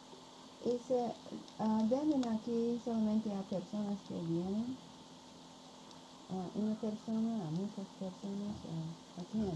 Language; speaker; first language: Spanish; non-native, learner; English